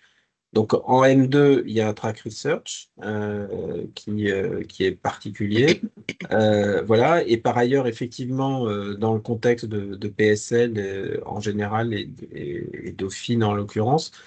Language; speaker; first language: French; native; French